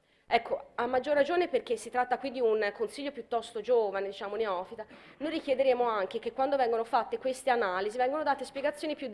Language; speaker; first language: Italian; native; Italian